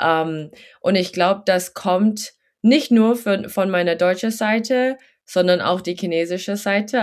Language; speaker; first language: German; early bilingual, heritage; German